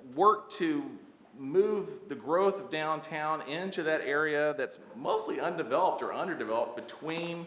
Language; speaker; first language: English; native; English